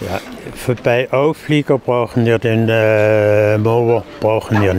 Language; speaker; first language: German; non-native, fluent; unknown